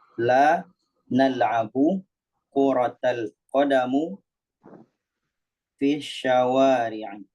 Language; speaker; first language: Arabic; non-native, learner; Indonesian